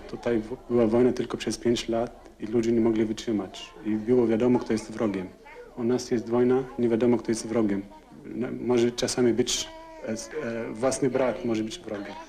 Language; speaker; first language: Polish; non-native, fluent; Arabic